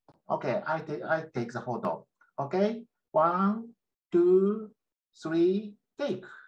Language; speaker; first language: English; non-native, learner; Japanese